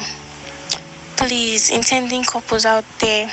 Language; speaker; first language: English; non-native, local second language; Yoruba